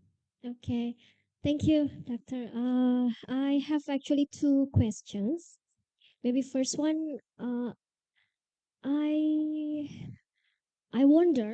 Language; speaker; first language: English; non-native, learner; Indonesian